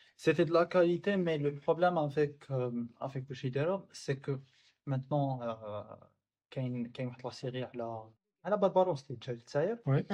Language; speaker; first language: French; non-native, local second language; Arabic